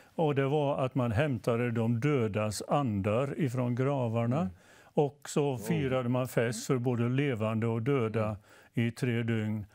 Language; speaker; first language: Swedish; native; Swedish